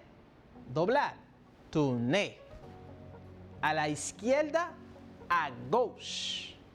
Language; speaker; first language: Spanish; non-native, fluent; French